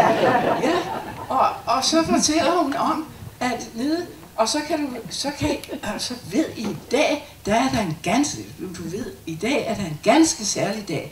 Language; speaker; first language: Danish; native; Danish